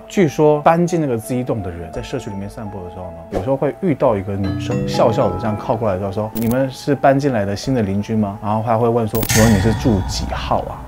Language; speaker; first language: Chinese; non-native, fluent; Korean